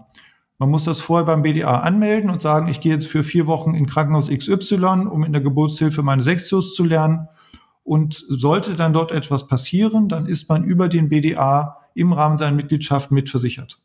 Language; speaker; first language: German; native; German